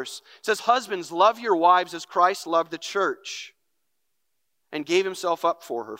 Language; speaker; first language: English; native; English